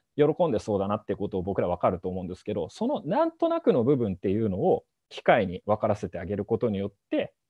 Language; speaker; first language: Japanese; native; Japanese